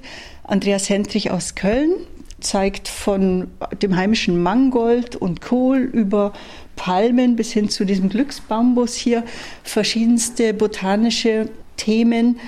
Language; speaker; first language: German; native; German